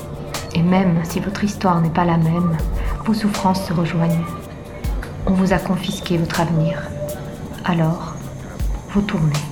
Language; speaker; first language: French; native; French